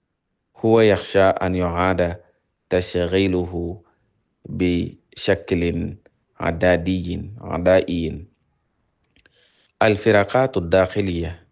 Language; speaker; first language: Arabic; non-native, fluent; Wolof